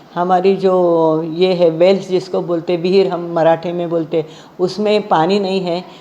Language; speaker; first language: Hindi; non-native, local second language; Marathi